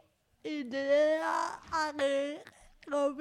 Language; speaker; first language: Spanish; non-native, learner; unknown